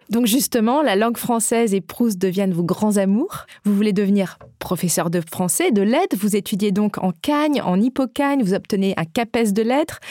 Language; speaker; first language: French; native; French